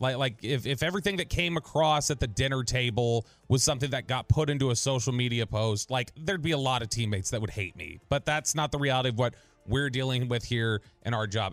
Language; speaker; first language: English; native; English